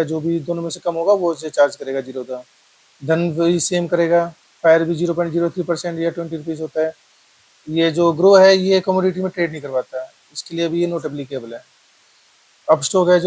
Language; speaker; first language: Hindi; native; Hindi